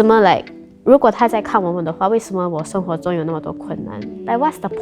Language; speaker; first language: Chinese; non-native, local second language; English